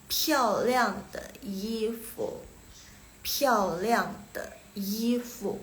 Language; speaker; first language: Chinese; non-native, fluent; Indonesian